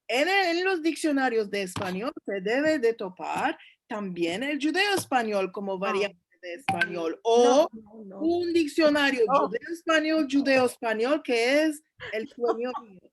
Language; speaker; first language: Spanish; early bilingual, heritage; Turkish